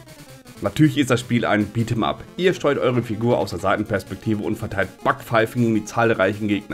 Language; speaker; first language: German; native; German